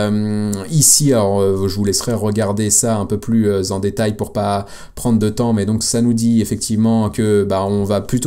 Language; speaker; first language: French; native; French